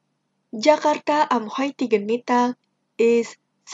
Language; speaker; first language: German; non-native, fluent; Indonesian